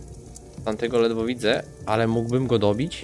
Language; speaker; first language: Polish; native; Polish